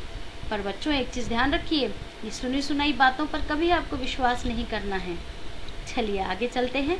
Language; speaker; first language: Hindi; native; Hindi